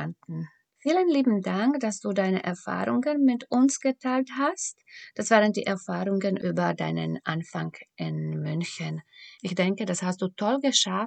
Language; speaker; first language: German; non-native, fluent; Slovak